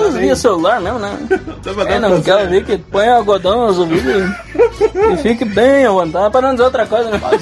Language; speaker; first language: Portuguese; native; Portuguese